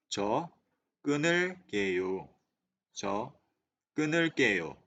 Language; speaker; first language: Korean; non-native, fluent; Mongolian